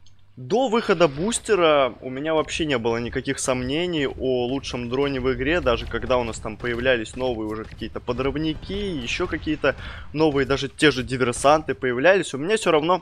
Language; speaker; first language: Russian; native; Russian